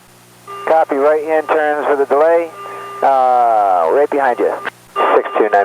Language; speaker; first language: English; native; English